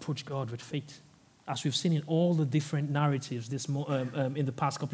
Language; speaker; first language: English; non-native, local second language; Yoruba